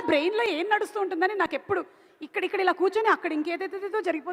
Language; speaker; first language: Telugu; native; Telugu